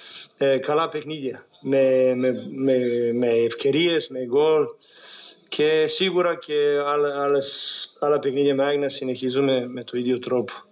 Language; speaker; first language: Greek; non-native, learner; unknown